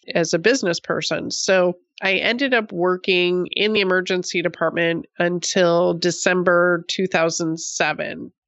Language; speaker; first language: English; native; English